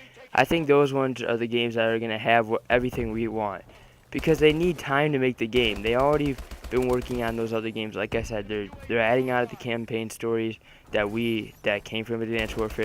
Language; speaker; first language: English; native; English